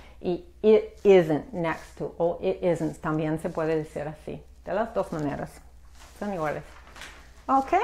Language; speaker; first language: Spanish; non-native, fluent; English